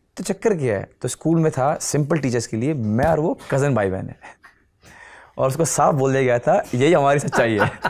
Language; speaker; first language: Hindi; non-native, local second language; Nepali